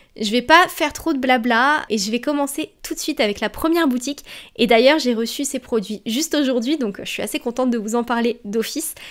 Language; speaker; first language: French; native; French